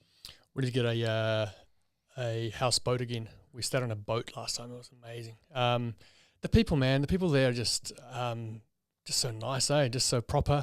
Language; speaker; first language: English; native; English